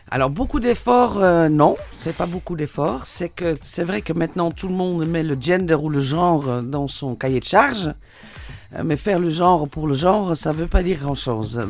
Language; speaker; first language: French; non-native, fluent; Dutch